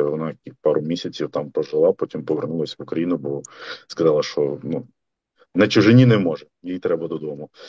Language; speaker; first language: Ukrainian; native; Ukrainian